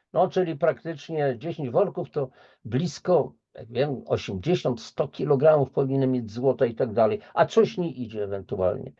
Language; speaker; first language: Polish; native; Polish